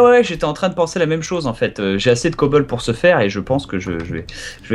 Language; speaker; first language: French; native; French